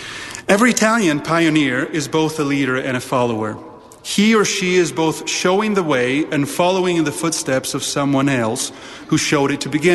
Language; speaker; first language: English; non-native, fluent; Italian